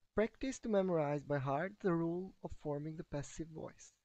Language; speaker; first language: English; non-native, fluent; Albanian